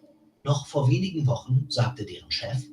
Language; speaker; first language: German; native; German